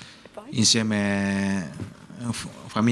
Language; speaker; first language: Italian; non-native, learner; Japanese